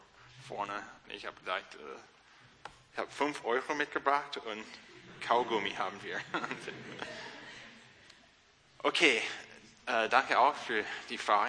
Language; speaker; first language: German; non-native, learner; English